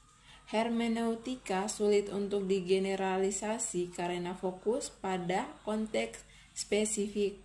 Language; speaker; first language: Indonesian; native; Indonesian